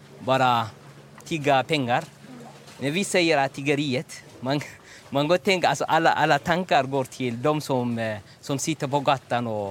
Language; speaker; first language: Swedish; non-native, learner; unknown